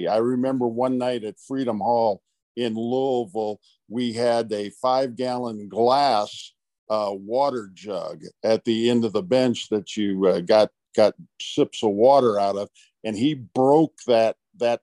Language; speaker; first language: English; native; English